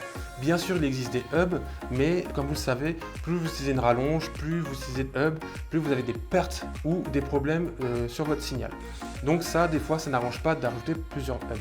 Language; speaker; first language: French; native; French